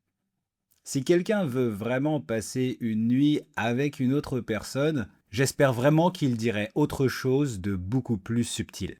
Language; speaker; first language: French; native; French